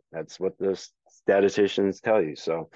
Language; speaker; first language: English; native; English